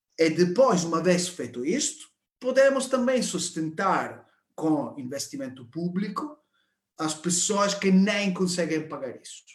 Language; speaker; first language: Portuguese; non-native, fluent; Italian